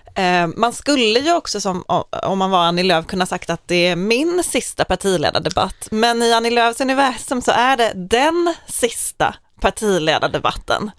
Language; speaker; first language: Swedish; native; Swedish